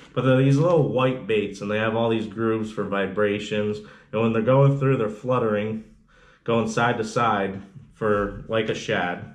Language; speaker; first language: English; native; English